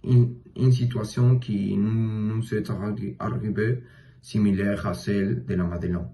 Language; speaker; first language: French; non-native, learner; Spanish